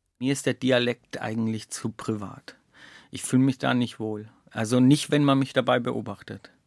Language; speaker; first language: German; native; German